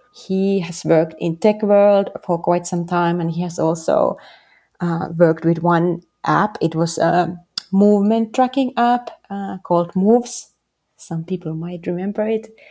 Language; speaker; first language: English; non-native, fluent; Finnish